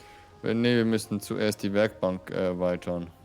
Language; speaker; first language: German; native; German